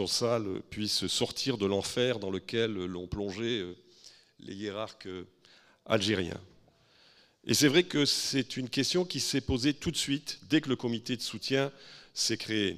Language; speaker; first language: French; native; French